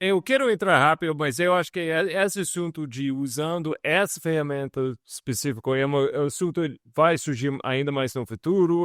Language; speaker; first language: Portuguese; non-native, fluent; English